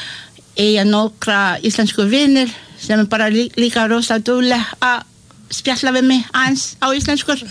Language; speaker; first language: Icelandic; non-native, fluent; English